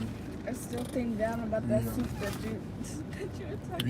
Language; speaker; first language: English; native; English